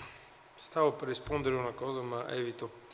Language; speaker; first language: Italian; non-native, fluent; Bulgarian